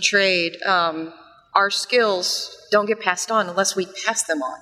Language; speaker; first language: English; native; English